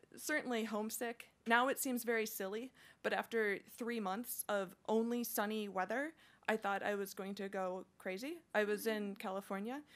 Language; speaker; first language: English; native; English